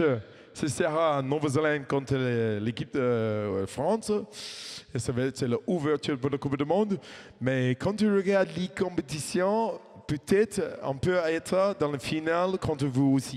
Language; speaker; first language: French; non-native, fluent; English